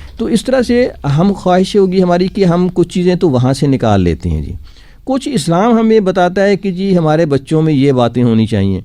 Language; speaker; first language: Urdu; non-native, local second language; Punjabi